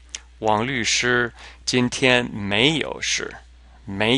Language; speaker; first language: Chinese; non-native, fluent; English